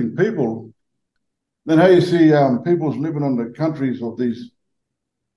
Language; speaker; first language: English; native; English